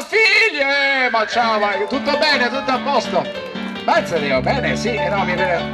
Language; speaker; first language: Italian; native; Italian